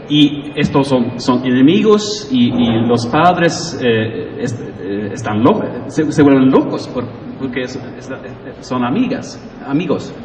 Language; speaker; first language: Spanish; non-native, learner; Swedish